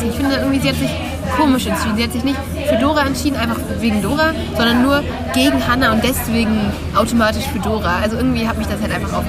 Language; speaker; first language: German; native; German